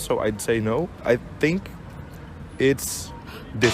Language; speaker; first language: English; non-native, fluent; Dutch